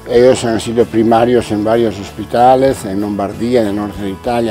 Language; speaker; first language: Spanish; non-native, fluent; Italian